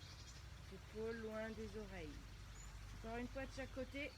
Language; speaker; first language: French; native; French